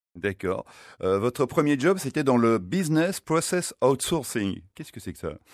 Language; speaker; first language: French; native; French